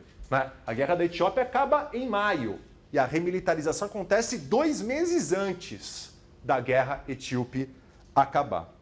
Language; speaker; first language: Portuguese; native; Portuguese